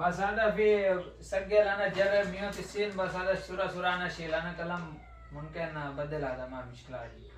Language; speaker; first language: Arabic; non-native, learner; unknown